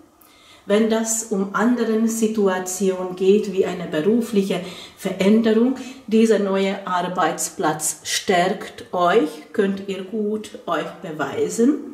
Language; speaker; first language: German; non-native, fluent; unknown